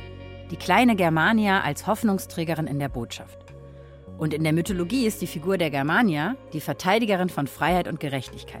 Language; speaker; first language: German; native; German